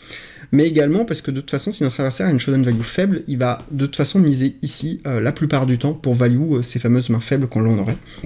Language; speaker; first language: French; native; French